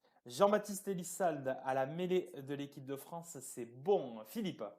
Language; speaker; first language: French; native; French